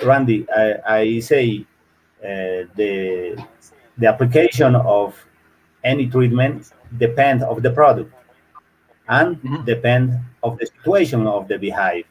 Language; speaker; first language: English; non-native, learner; Spanish